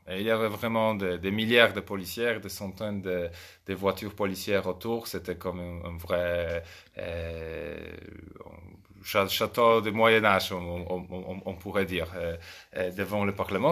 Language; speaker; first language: French; non-native, fluent; Polish